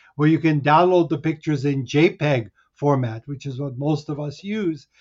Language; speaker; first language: English; early bilingual, other home language; Hungarian